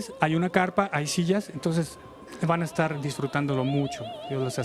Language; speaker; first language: Spanish; native; Spanish